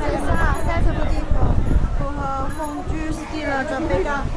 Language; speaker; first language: French; non-native, learner; Chinese